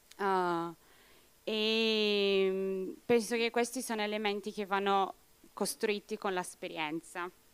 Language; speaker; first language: Italian; non-native, fluent; Portuguese